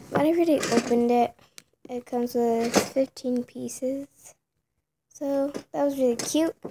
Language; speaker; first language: English; native; English